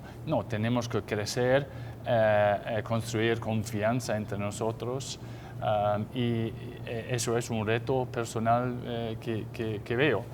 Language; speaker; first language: Spanish; non-native, fluent; English